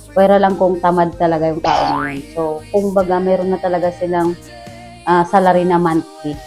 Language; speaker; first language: Filipino; native; Filipino